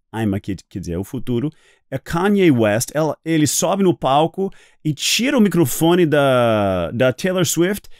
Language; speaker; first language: Portuguese; non-native, fluent; English